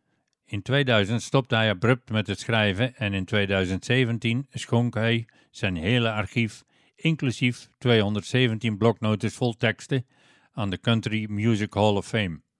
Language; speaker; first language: Dutch; native; Dutch